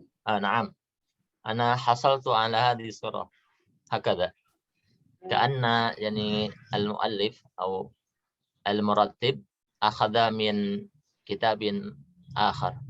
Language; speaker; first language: Arabic; non-native, fluent; Indonesian